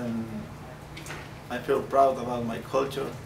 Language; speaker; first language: English; non-native, learner; Spanish